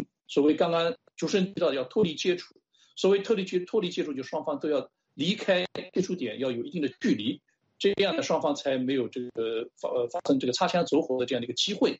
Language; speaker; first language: Chinese; native; Chinese